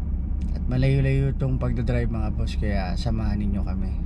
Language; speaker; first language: Filipino; native; Filipino